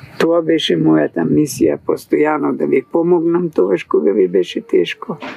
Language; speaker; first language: Macedonian; native; Macedonian